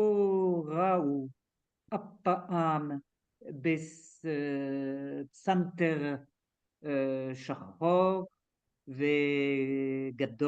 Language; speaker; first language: Hebrew; non-native, learner; French